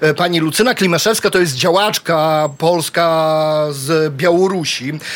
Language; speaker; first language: Polish; early bilingual, heritage; Polish